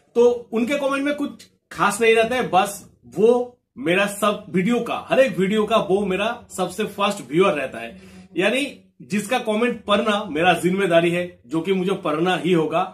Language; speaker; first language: Hindi; non-native, local second language; Bangla